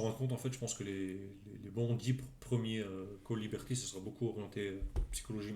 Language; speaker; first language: French; native; French